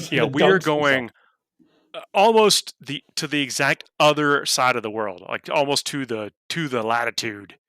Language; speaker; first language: English; native; English